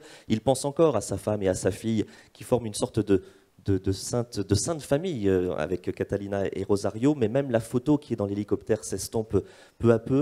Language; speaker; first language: French; native; French